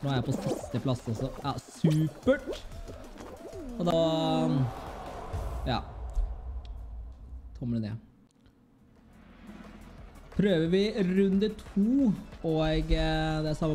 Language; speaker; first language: Norwegian; native; Norwegian